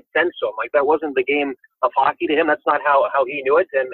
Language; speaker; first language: English; native; English